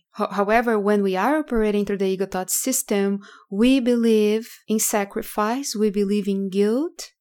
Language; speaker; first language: English; non-native, fluent; Portuguese